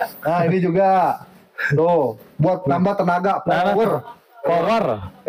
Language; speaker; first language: Indonesian; native; Indonesian